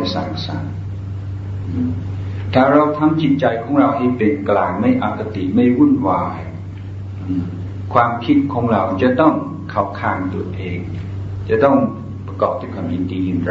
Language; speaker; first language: Thai; non-native, fluent; English